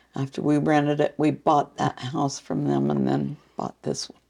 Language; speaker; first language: English; native; English